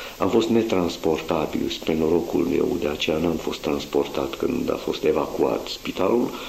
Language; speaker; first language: Romanian; non-native, local second language; Hungarian